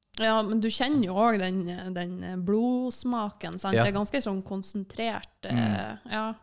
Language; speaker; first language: Norwegian; native; Norwegian